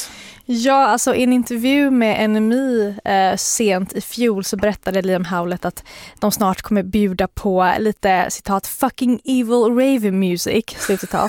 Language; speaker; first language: Swedish; native; Swedish